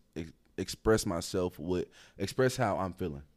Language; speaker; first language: English; native; English